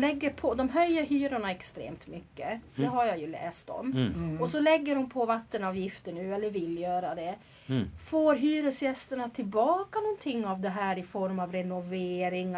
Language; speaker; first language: Swedish; native; Swedish